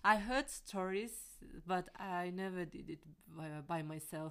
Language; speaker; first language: English; non-native, fluent; Kyrgyz